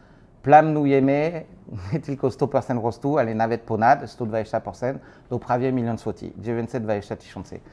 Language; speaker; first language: Polish; non-native, learner; French